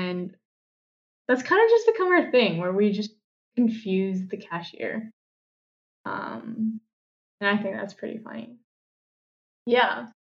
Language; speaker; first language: English; non-native, local second language; Cantonese